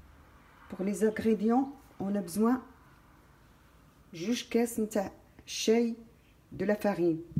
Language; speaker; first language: French; non-native, local second language; Arabic